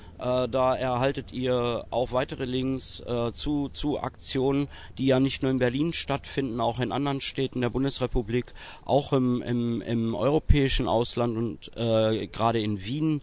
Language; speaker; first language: German; native; German